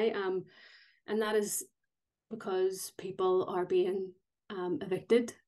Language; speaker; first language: English; native; English